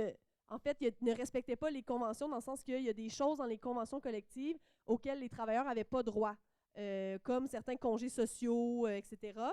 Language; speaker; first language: French; native; French